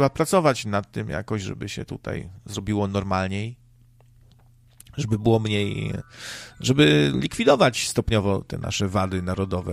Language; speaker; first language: Polish; native; Polish